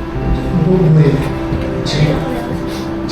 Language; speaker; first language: Cantonese; non-native, fluent; English